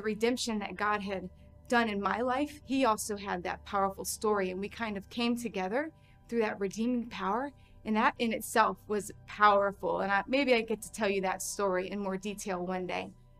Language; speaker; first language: English; native; English